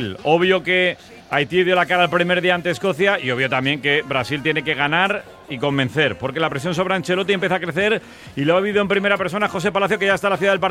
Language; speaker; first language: Spanish; native; Spanish